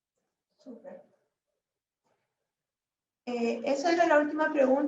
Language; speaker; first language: Spanish; native; Spanish